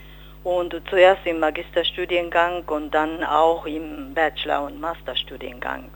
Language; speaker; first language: German; non-native, fluent; Japanese